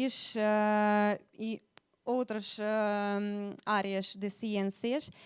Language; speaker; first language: Portuguese; non-native, fluent; Russian